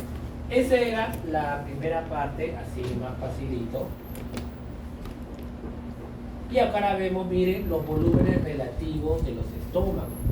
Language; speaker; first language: Spanish; native; Spanish